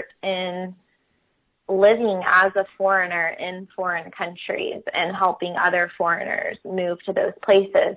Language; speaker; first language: English; native; English